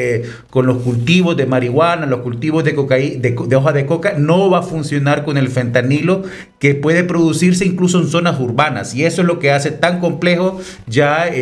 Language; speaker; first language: Spanish; native; Spanish